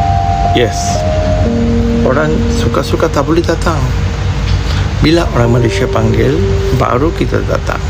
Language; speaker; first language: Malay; non-native, learner; Bangla